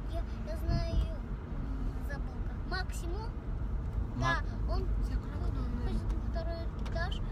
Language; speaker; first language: Russian; early bilingual, heritage; Russian